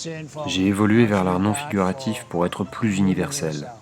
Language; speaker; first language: French; non-native, learner; Thai